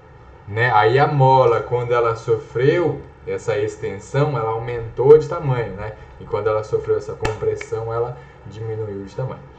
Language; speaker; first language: Portuguese; native; Portuguese